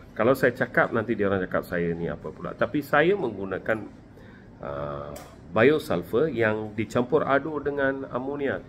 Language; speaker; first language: Malay; non-native, local second language; Tamil